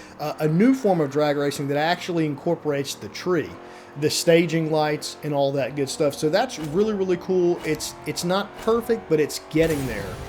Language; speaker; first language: English; native; English